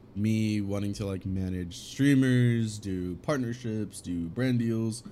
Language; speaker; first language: English; early bilingual, other home language; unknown